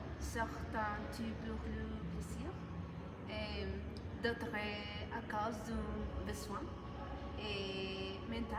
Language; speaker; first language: French; non-native, learner; Spanish